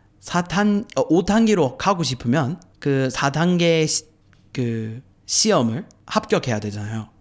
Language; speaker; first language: Korean; non-native, fluent; English